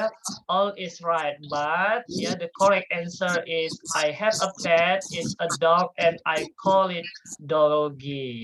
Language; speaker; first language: English; non-native, fluent; Indonesian